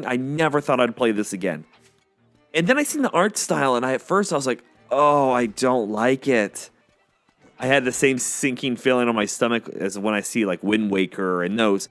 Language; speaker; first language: English; native; English